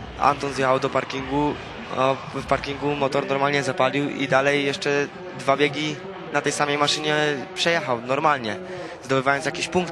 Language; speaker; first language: Polish; native; Polish